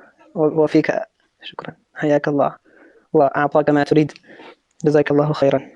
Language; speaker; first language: Arabic; non-native, fluent; Turkish